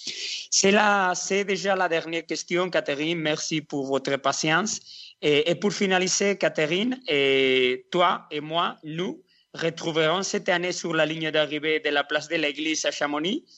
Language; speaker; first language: French; non-native, learner; Spanish